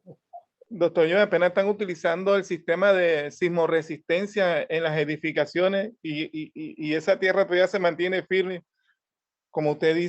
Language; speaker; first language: Spanish; native; Spanish